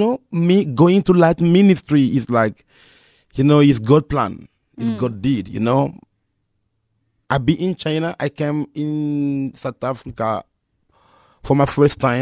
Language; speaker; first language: English; non-native, fluent; Lingala